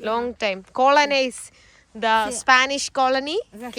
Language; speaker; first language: English; non-native, learner; Malayalam